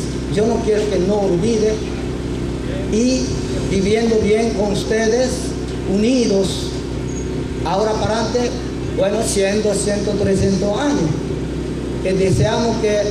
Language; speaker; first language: Spanish; non-native, learner; Japanese